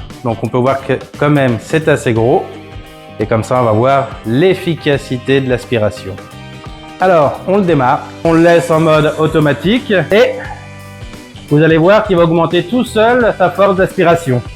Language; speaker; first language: French; native; French